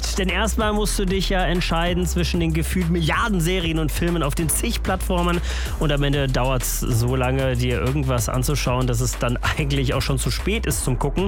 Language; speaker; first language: German; native; German